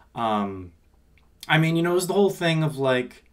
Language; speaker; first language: English; native; English